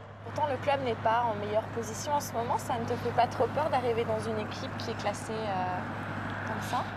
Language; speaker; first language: French; native; French